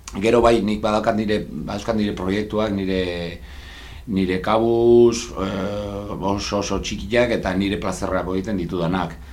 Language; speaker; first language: Basque; non-native, local second language; Spanish